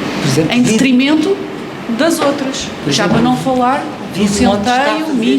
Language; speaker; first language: Portuguese; native; Portuguese